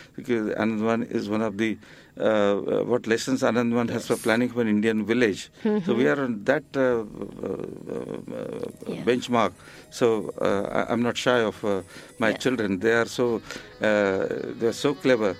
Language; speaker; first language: English; non-native, local second language; Marathi